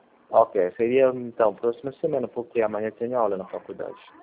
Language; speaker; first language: Portuguese; non-native, fluent; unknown